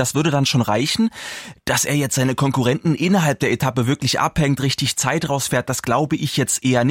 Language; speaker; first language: German; native; German